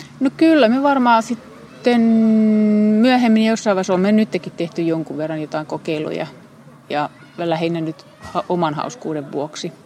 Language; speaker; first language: Finnish; native; Finnish